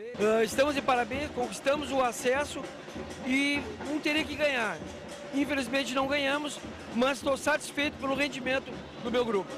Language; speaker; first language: Portuguese; native; Portuguese